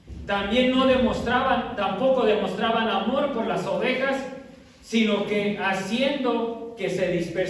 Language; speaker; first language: Spanish; native; Spanish